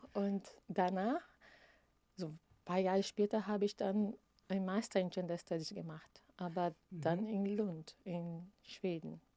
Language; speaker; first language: German; non-native, fluent; Portuguese